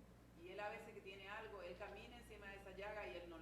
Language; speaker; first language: Spanish; native; Spanish